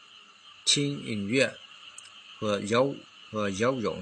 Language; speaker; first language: Chinese; non-native, fluent; Khmer